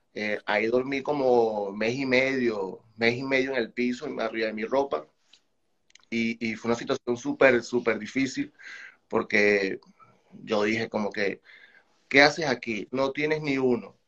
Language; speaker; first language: Spanish; native; Spanish